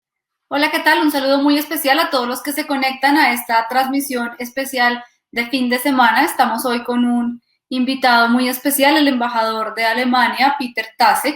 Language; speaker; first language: Spanish; native; Spanish